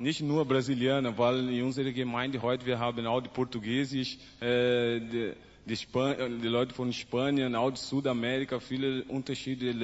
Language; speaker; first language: German; non-native, learner; Portuguese